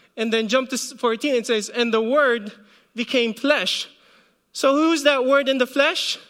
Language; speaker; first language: English; non-native, local second language; Filipino